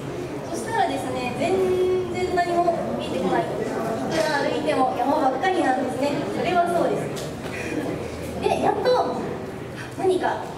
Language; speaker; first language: Japanese; native; Japanese